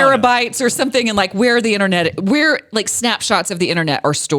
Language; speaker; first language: English; native; English